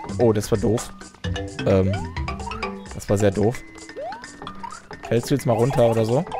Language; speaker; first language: German; native; German